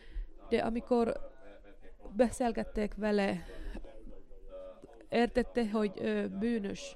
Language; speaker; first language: Hungarian; non-native, learner; Finnish